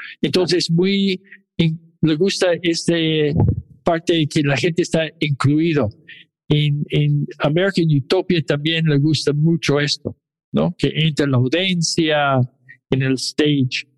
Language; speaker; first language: Spanish; non-native, fluent; English